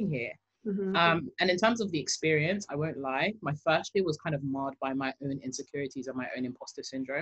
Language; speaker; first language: English; native; English